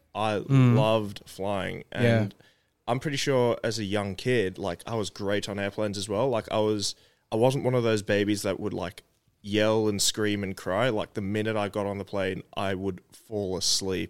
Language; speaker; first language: English; native; English